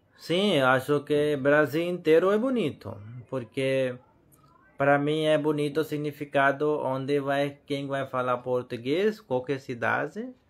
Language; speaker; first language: Portuguese; non-native, learner; Hindi